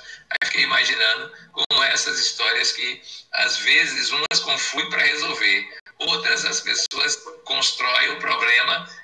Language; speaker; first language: Portuguese; native; Portuguese